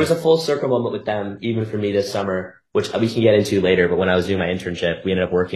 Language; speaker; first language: English; native; English